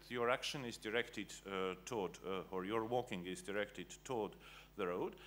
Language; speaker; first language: English; non-native, fluent; Estonian